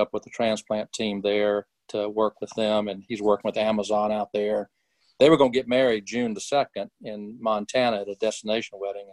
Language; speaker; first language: English; native; English